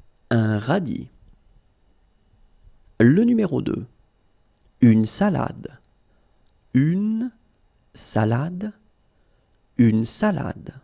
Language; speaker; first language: French; native; French